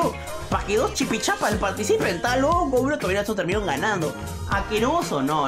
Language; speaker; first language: Spanish; native; Spanish